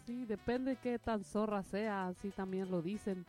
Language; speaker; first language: Spanish; native; Spanish